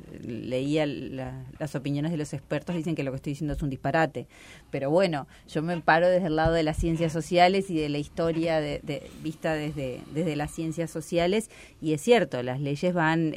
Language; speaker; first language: Spanish; native; Spanish